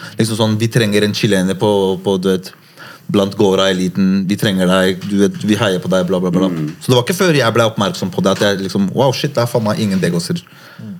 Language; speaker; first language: Norwegian; early bilingual, other home language; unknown